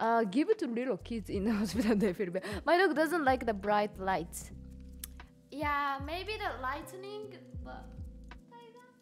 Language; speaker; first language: English; non-native, fluent; Japanese